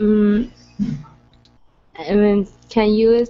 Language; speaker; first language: English; non-native, learner; Spanish